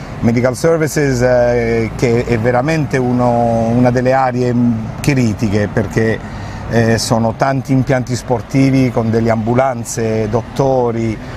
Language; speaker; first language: Italian; non-native, fluent; Spanish